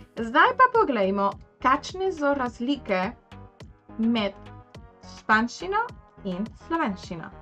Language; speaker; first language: Slovenian; non-native, fluent; Spanish